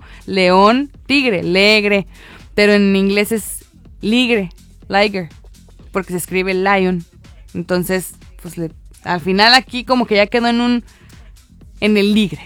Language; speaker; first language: Spanish; native; Spanish